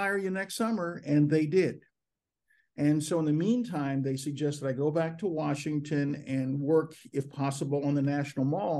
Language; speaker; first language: English; native; English